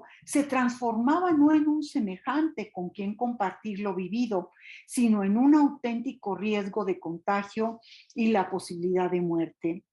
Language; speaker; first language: Spanish; native; Spanish